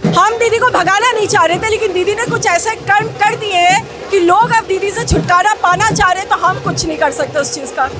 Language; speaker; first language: Hindi; non-native, local second language; Bangla